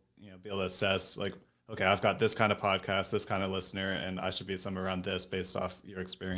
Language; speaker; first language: English; native; English